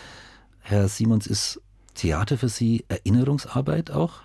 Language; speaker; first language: German; native; German